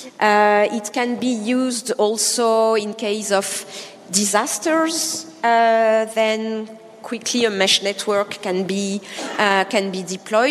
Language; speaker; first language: English; non-native, fluent; French